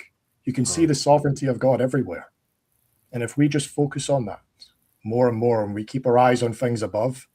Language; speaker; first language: English; native; English